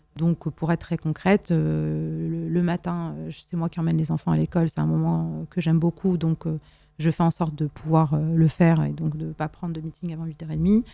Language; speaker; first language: French; non-native, local second language; Arabic